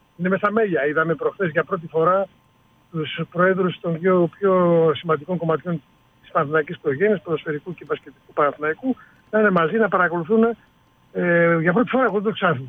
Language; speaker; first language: Greek; native; Greek